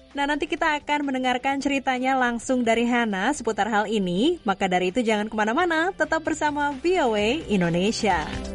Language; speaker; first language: Indonesian; native; Indonesian